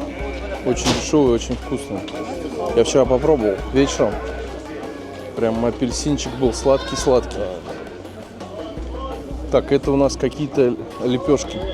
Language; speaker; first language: Russian; native; Russian